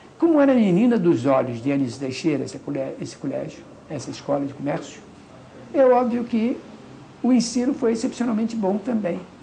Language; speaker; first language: Portuguese; native; Portuguese